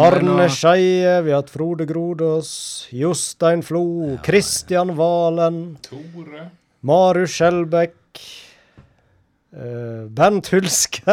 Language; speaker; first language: Norwegian; native; Norwegian